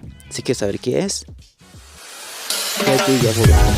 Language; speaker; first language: Spanish; non-native, local second language; Quechua